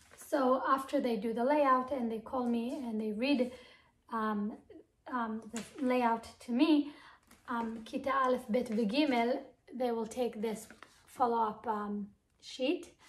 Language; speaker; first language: English; non-native, fluent; Hebrew